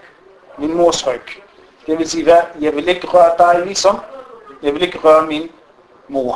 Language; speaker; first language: Danish; non-native, fluent; Arabic